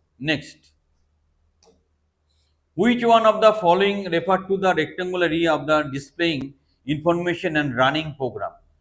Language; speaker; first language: English; non-native, local second language; Bangla